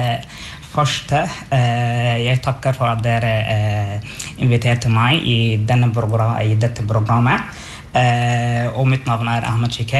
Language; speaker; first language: Norwegian; non-native, fluent; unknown